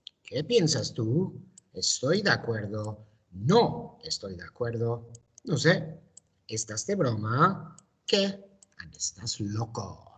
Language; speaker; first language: Spanish; non-native, learner; English